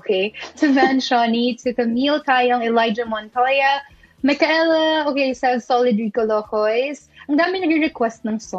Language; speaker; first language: Filipino; native; Filipino